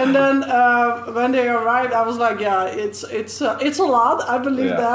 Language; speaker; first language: English; non-native, fluent; Dutch